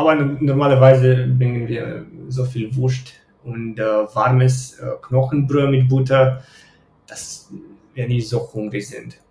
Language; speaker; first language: German; non-native, fluent; Romanian